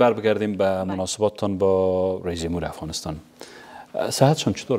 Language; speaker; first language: Persian; native; Persian